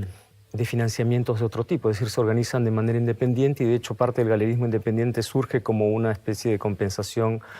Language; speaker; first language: Spanish; native; Spanish